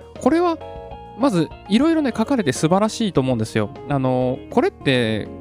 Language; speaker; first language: Japanese; native; Japanese